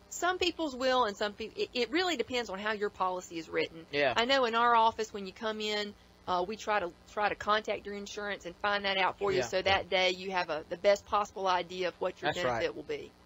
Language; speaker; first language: English; native; English